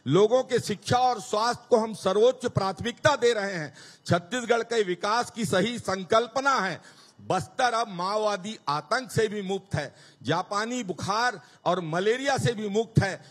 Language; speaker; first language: Hindi; native; Hindi